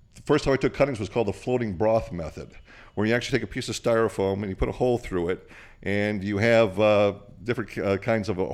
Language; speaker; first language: English; native; English